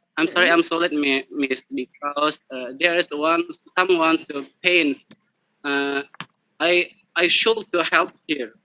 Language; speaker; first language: English; non-native, learner; Indonesian